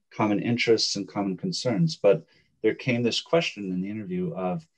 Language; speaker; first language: English; native; English